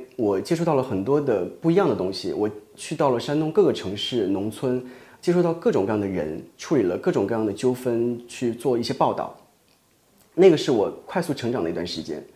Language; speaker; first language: Chinese; native; Chinese